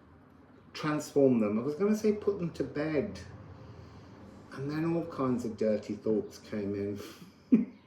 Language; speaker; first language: English; native; English